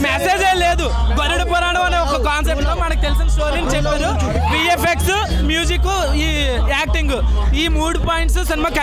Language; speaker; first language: Telugu; native; Telugu